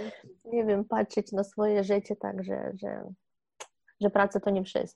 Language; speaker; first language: Polish; non-native, fluent; Ukrainian